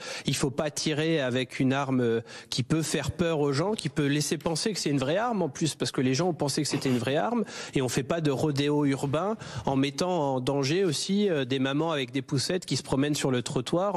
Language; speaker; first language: French; native; French